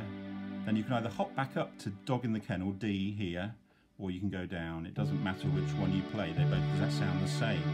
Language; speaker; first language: English; native; English